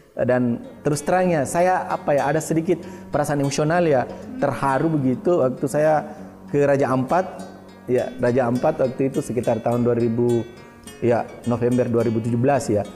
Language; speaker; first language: Indonesian; non-native, local second language; Buginese